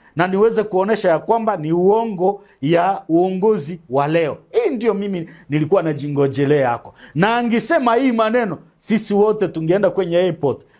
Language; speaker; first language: Swahili; native; Swahili